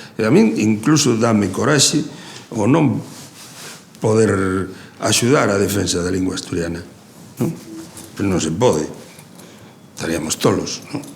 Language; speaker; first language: Galician; native; Galician